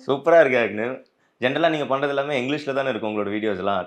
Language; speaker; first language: Tamil; native; Tamil